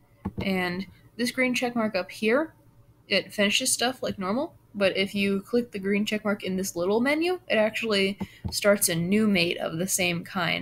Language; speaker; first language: English; native; English